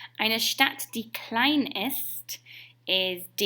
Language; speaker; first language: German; non-native, fluent; English